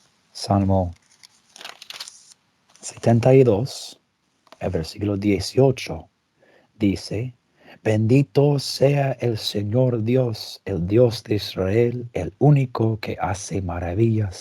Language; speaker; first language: Spanish; non-native, fluent; English